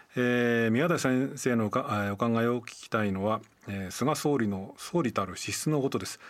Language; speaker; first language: Japanese; native; Japanese